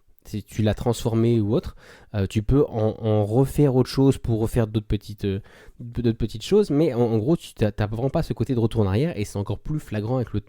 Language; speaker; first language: French; native; French